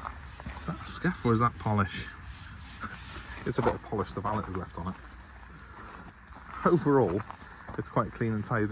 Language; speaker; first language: English; native; English